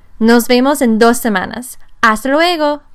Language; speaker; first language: Spanish; non-native, fluent; English